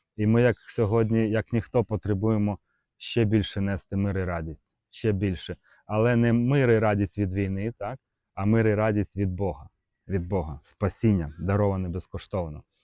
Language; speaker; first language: Ukrainian; non-native, local second language; Russian